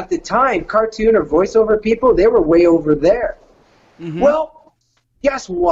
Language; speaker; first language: English; native; English